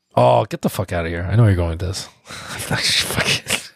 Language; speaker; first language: English; early bilingual, other home language; Korean